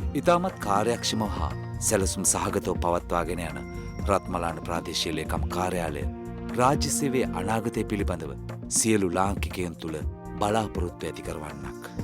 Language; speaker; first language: Sinhala; native; Sinhala